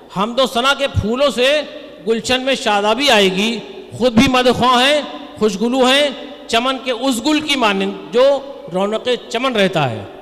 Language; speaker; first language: Urdu; native; Urdu